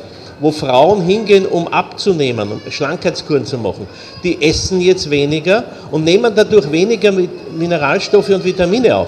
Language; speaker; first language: German; native; German